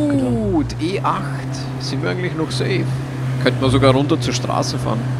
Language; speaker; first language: German; native; German